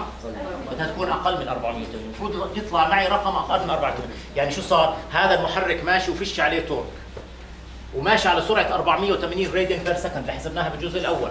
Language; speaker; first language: Arabic; native; Arabic